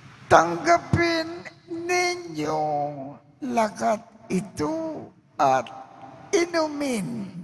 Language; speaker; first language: Filipino; native; Filipino